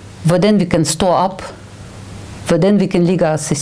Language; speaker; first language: Danish; non-native, fluent; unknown